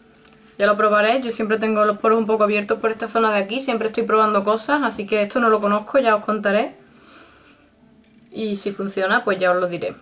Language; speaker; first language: Spanish; native; Spanish